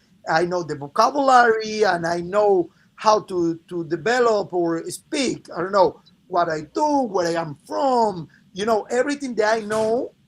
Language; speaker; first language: English; non-native, fluent; Spanish